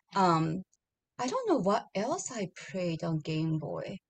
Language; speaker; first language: English; non-native, learner; Japanese